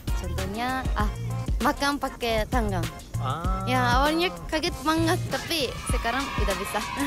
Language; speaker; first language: Indonesian; non-native, learner; Japanese